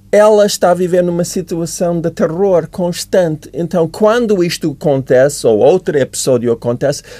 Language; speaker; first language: Portuguese; non-native, fluent; English